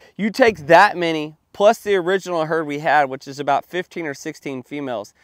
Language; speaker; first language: English; native; English